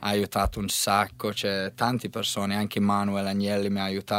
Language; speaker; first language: Italian; non-native, learner; English